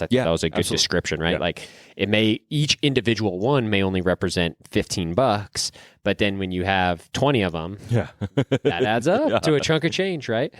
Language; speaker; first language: English; native; English